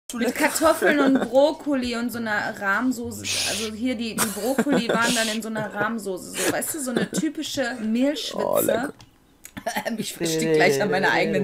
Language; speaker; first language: German; native; German